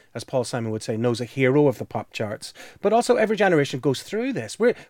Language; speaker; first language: English; native; English